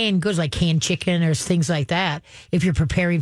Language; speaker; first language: English; native; English